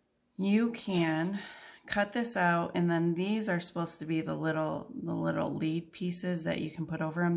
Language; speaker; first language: English; native; English